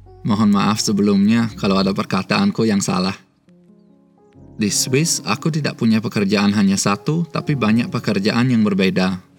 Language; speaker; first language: Indonesian; early bilingual, other home language; Swiss German